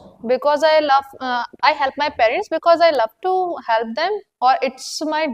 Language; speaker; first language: English; non-native, learner; Hindi